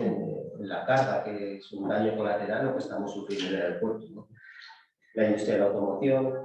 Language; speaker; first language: Spanish; native; Spanish